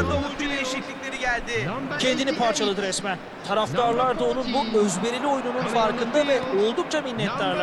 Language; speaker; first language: Turkish; native; Turkish